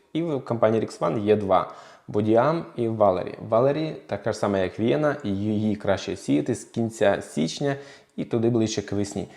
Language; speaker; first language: Ukrainian; non-native, local second language; Russian